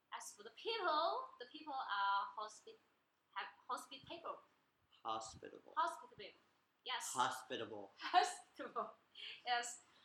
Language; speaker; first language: English; non-native, learner; Chinese